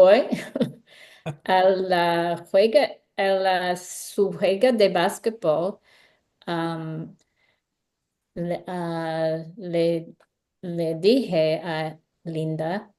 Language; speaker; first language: Spanish; non-native, learner; English